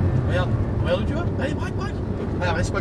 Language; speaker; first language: French; native; French